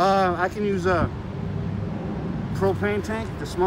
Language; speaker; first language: English; native; English